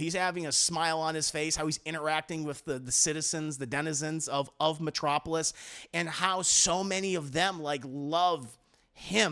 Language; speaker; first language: English; native; English